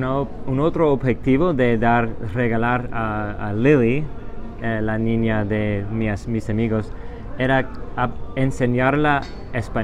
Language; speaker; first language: Spanish; non-native, fluent; English